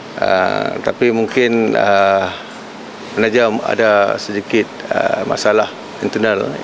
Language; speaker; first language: Malay; native; Malay